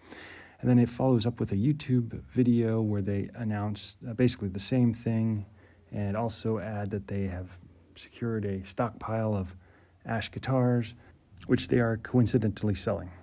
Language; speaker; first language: English; native; English